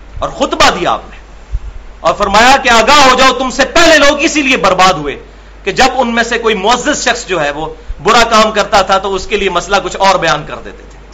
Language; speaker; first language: Urdu; non-native, local second language; Punjabi